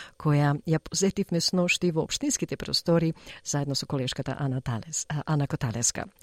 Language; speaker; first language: Macedonian; native; Macedonian